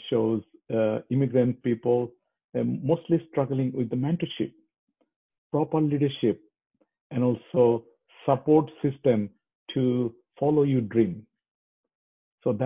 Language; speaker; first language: English; non-native, local second language; Bangla